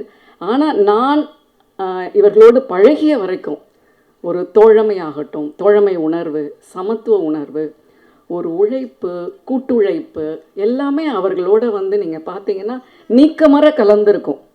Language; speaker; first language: Tamil; native; Tamil